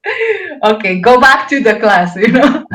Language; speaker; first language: English; non-native, fluent; Japanese